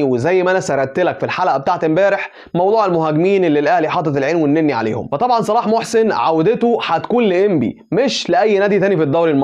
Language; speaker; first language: Arabic; native; Arabic